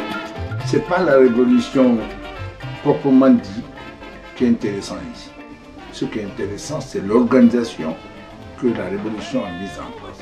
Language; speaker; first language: French; non-native, local second language; Mandingo